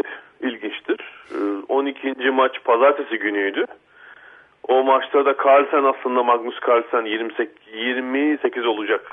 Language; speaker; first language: Turkish; native; Turkish